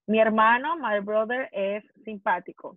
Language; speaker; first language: Spanish; non-native, fluent; English